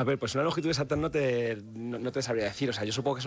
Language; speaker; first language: Spanish; native; Spanish